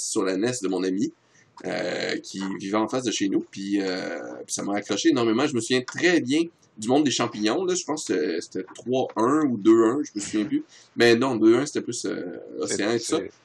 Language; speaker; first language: French; native; French